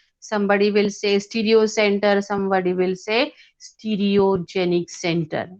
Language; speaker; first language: English; non-native, local second language; Hindi